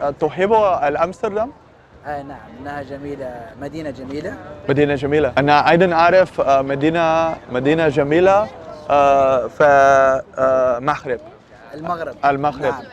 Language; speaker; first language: Arabic; non-native, learner; Dutch